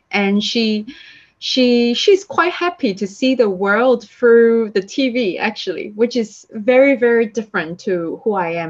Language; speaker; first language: English; non-native, local second language; Cantonese